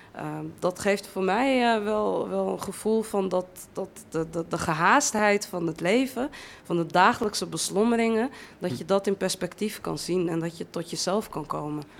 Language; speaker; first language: Dutch; native; Dutch